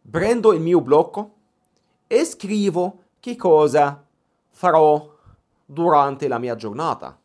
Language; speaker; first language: Italian; non-native, fluent; Arabic